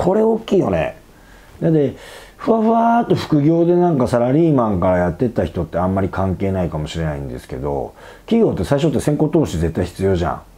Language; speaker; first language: Japanese; native; Japanese